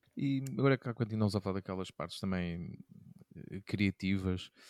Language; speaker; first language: Portuguese; native; Portuguese